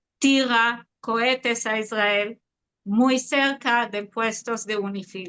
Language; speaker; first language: Spanish; non-native, fluent; Hebrew